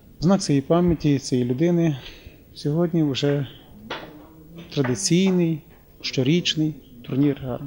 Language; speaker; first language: Ukrainian; native; Ukrainian